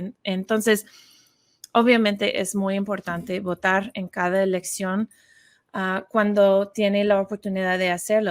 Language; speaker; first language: Spanish; non-native, learner; English